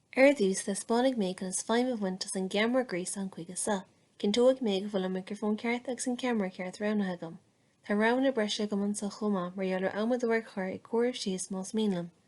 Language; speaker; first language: Irish; native; Irish